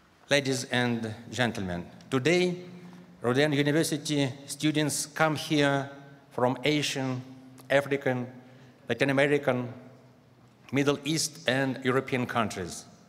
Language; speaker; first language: English; non-native, fluent; Russian